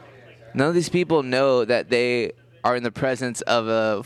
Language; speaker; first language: English; native; English